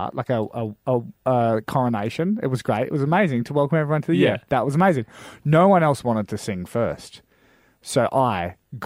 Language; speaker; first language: English; native; English